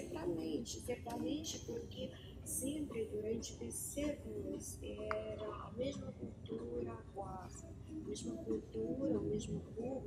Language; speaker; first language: Portuguese; non-native, fluent; Russian